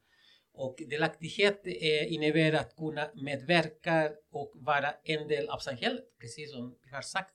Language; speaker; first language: Swedish; non-native, fluent; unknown